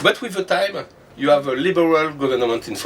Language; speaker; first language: English; non-native, learner; French